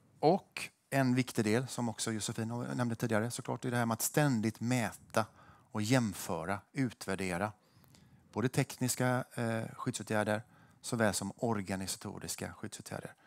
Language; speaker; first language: Swedish; native; Swedish